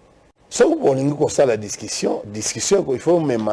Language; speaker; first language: French; non-native, local second language; Lingala